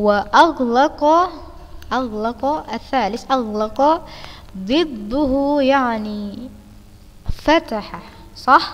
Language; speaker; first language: Arabic; non-native, fluent; Indonesian